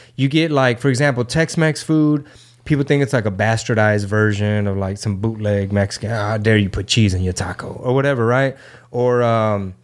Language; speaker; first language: English; early bilingual, other home language; Spanish